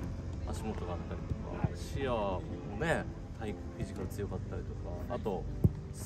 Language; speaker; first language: Japanese; native; Japanese